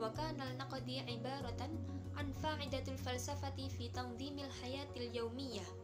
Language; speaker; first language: Arabic; non-native, learner; Indonesian